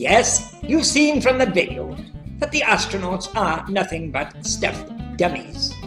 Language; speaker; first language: English; native; English